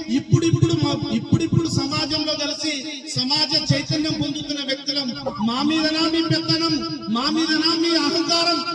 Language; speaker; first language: Telugu; non-native, local second language; Lambadi